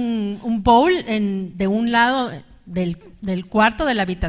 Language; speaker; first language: Spanish; native; Spanish